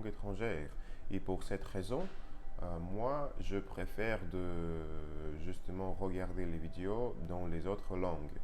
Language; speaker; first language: French; non-native, learner; Russian